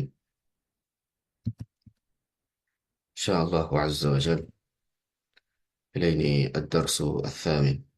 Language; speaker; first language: Arabic; non-native, fluent; Yoruba